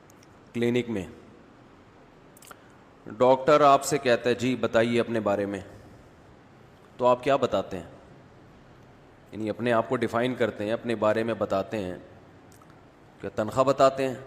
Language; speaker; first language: Urdu; native; Urdu